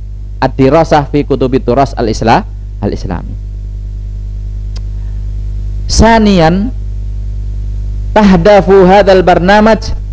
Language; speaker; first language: Arabic; non-native, fluent; Indonesian